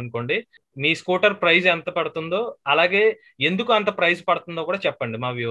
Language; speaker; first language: Telugu; native; Telugu